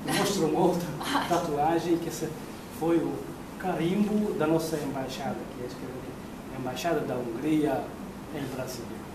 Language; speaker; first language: Portuguese; non-native, fluent; Hungarian